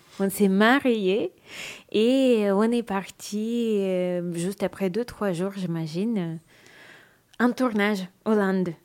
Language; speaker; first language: French; non-native, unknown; Russian